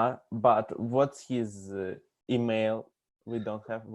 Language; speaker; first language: English; non-native, fluent; Russian